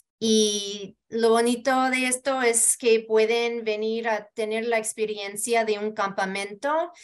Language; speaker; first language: Spanish; early bilingual, heritage; Spanish